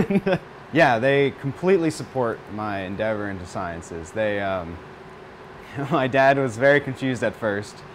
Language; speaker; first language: English; native; English